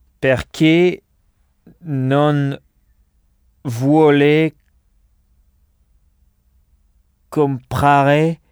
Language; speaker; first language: Italian; non-native, learner; French